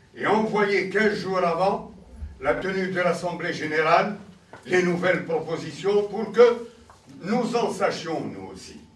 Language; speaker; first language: French; non-native, local second language; Arabic